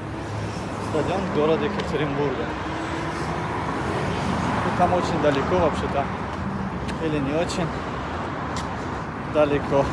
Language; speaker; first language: Russian; non-native, fluent; Tajik